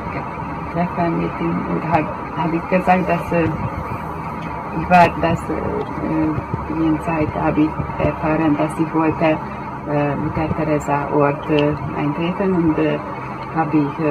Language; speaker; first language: German; non-native, learner; Hungarian